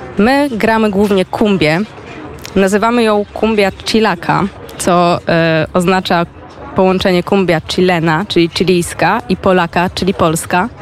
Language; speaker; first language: Polish; native; Polish